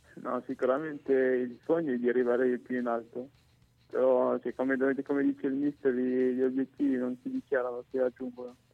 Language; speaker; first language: Italian; non-native, fluent; French